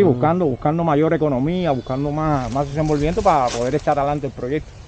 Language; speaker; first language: Spanish; native; Spanish